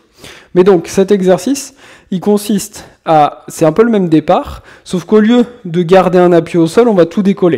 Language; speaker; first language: French; native; French